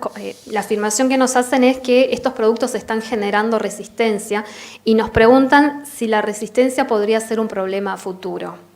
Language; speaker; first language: Spanish; native; Spanish